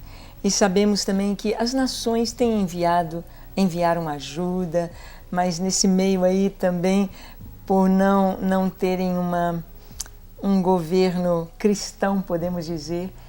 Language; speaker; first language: Portuguese; native; Portuguese